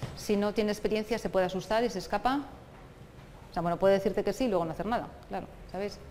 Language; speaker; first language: Spanish; non-native, local second language; Basque